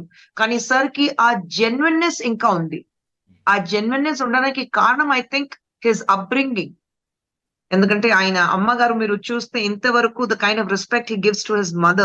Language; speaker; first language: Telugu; non-native, local second language; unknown